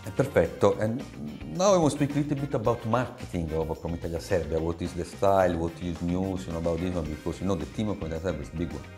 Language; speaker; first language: English; non-native, learner; Italian